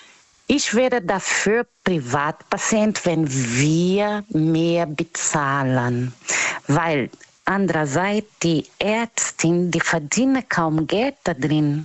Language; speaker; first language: German; non-native, fluent; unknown